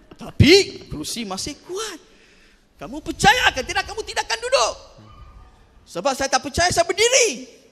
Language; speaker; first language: Malay; non-native, local second language; Tamil